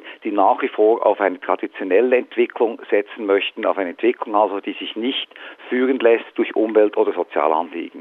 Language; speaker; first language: German; native; German